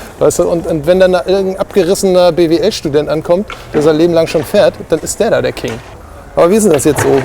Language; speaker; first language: German; native; German